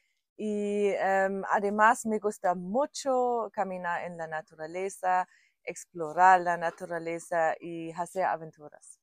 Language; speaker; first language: Spanish; non-native, fluent; German